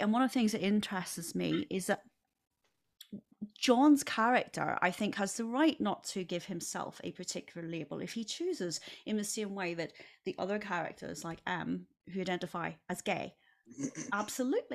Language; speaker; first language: English; native; English